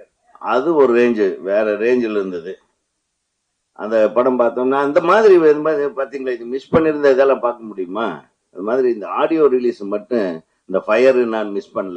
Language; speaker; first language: Tamil; native; Tamil